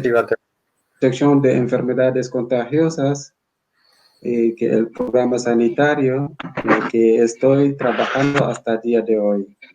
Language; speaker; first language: Spanish; non-native, fluent; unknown